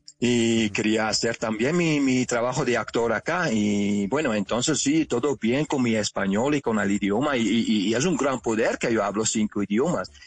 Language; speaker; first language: Spanish; non-native, fluent; Dutch